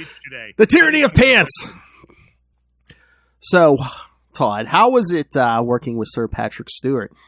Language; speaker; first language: English; native; English